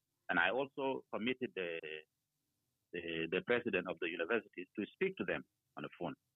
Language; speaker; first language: English; non-native, fluent; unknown